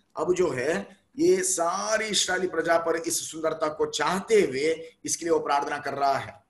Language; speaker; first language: Hindi; non-native, local second language; Telugu